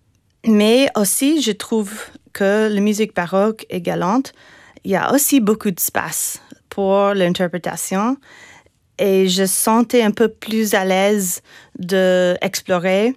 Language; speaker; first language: French; non-native, fluent; English